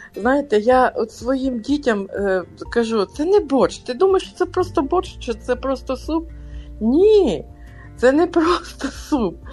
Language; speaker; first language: Ukrainian; non-native, local second language; Russian